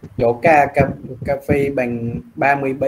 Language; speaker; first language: Vietnamese; native; Vietnamese